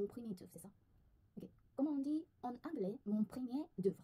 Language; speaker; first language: French; non-native, learner; Korean